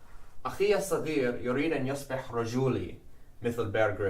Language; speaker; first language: Arabic; non-native, learner; English